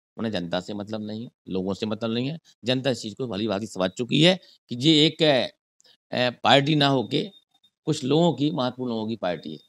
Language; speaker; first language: Hindi; native; Hindi